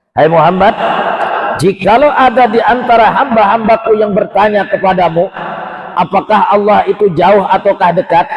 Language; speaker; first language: Malay; non-native, local second language; Sasak